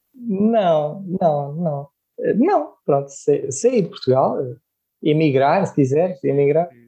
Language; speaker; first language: Portuguese; native; Portuguese